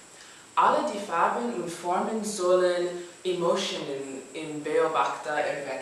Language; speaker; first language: German; non-native, learner; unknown